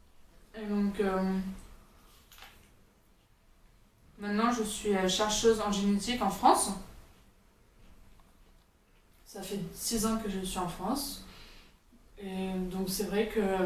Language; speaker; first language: French; early bilingual, heritage; French